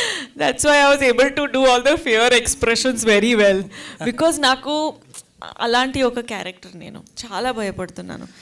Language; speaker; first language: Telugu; non-native, learner; Hindi